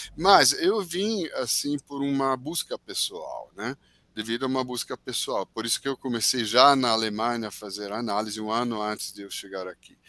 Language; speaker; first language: Portuguese; non-native, fluent; Italian